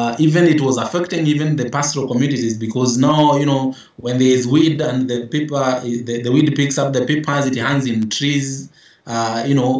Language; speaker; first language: English; non-native, local second language; Meru